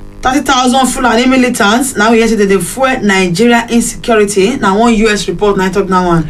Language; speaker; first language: Nigerian Pidgin; non-native, local second language; Yoruba